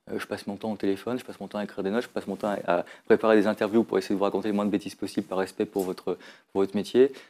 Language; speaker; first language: French; native; French